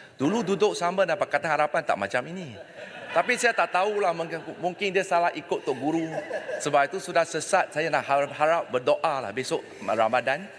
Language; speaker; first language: Malay; non-native, local second language; Chinese